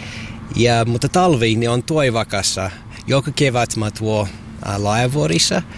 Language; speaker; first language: Finnish; non-native, learner; English